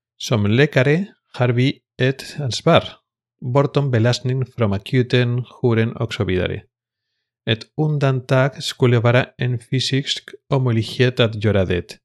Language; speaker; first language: Swedish; non-native, fluent; Spanish